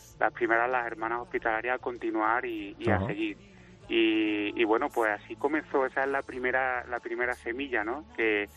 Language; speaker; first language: Spanish; native; Spanish